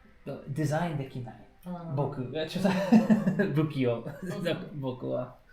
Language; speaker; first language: Japanese; non-native, learner; English